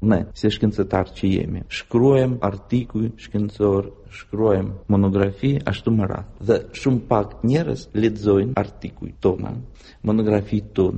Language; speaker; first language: Albanian; non-native, fluent; Russian